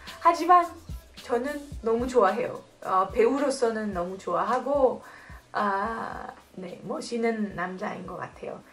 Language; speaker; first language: Korean; non-native, fluent; French